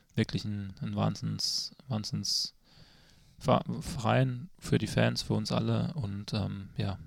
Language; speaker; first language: German; native; German